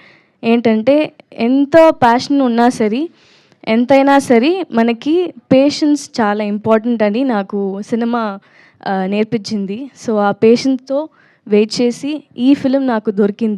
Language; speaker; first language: Telugu; non-native, learner; Tamil